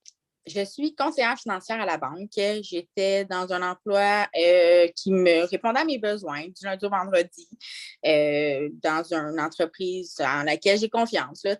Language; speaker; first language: French; native; French